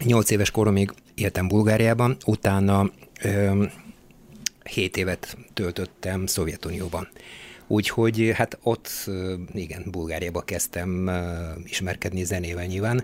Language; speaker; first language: Hungarian; non-native, fluent; Bulgarian